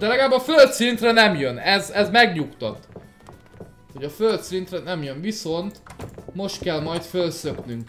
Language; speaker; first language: Hungarian; native; Hungarian